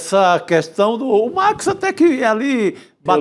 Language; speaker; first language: Portuguese; native; Portuguese